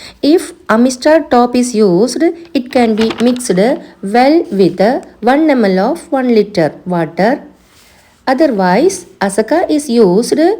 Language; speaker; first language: English; non-native, local second language; Malayalam